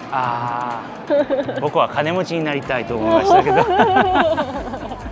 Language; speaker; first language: Japanese; non-native, learner; Korean